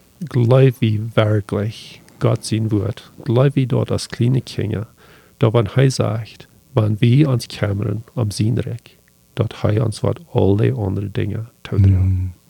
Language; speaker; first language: German; non-native, learner; Low German